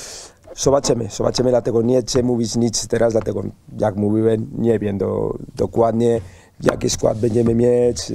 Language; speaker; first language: Polish; non-native, learner; Spanish